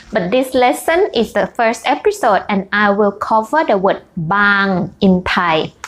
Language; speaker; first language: English; non-native, fluent; Thai